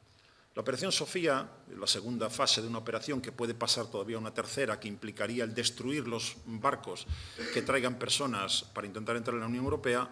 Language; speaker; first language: Spanish; native; Spanish